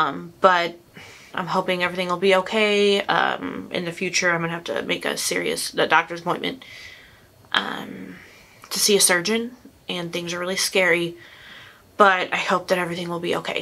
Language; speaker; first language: English; native; English